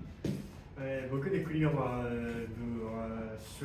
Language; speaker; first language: French; non-native, learner; Japanese